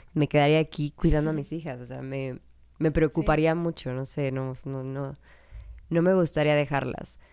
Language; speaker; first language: Spanish; native; Spanish